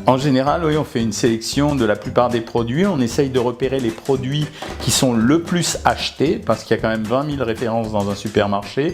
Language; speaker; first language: French; native; French